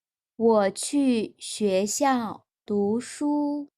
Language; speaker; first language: Chinese; non-native, fluent; Urdu